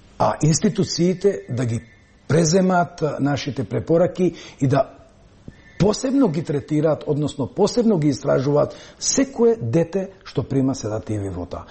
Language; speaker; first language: Macedonian; non-native, local second language; Albanian